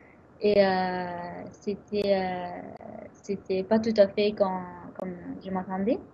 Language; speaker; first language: French; non-native, fluent; Italian